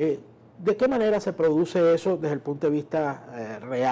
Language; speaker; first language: Spanish; native; Spanish